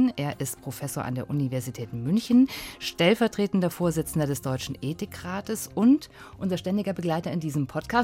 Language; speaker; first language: German; native; German